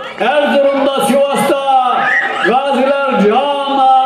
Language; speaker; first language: Turkish; native; Turkish